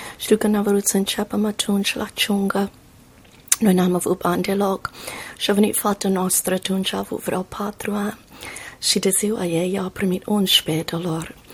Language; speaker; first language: Romanian; non-native, fluent; English